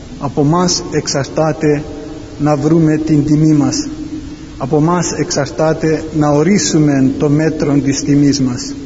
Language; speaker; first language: Greek; non-native, fluent; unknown